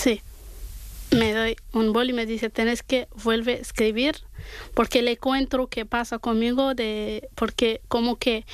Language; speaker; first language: Spanish; non-native, learner; Arabic